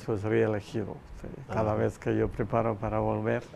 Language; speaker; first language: Spanish; non-native, learner; Malayalam